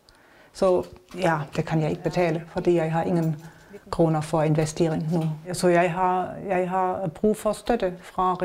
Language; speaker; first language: Danish; non-native, learner; German